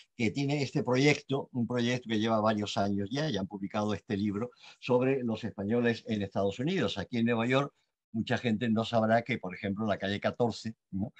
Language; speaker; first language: Spanish; native; Spanish